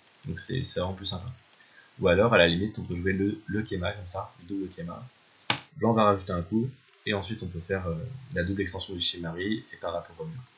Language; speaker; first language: French; native; French